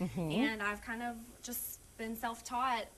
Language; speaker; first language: English; native; English